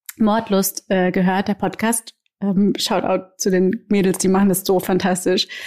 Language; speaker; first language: German; native; German